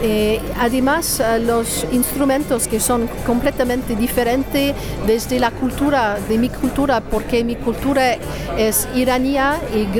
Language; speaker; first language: Spanish; non-native, fluent; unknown